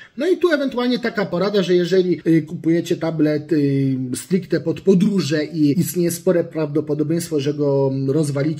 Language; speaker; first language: Polish; native; Polish